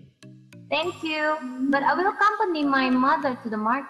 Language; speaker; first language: English; non-native, learner; Indonesian